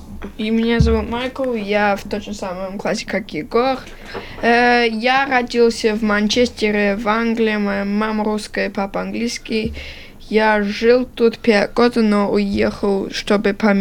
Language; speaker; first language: Russian; early bilingual, heritage; Russian